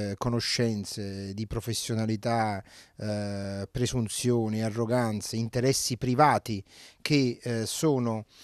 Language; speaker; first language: Italian; native; Italian